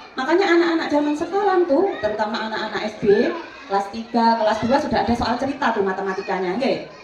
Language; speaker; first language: Indonesian; non-native, local second language; Madurese